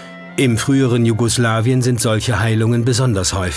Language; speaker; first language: German; native; German